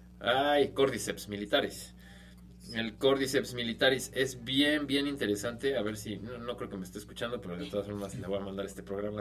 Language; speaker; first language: Spanish; native; Spanish